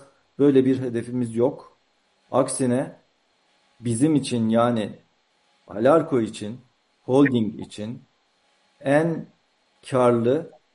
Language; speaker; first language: Turkish; native; Turkish